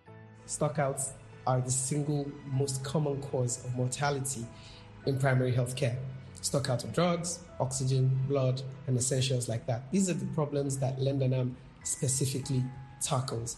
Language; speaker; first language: English; non-native, local second language; Yoruba